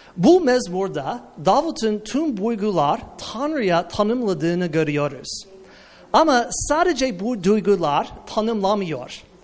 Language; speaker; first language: Turkish; non-native, fluent; English